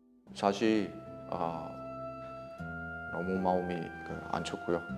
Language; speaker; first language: Korean; non-native, learner; Burmese